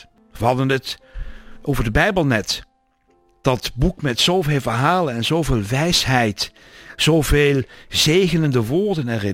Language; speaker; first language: Dutch; native; Dutch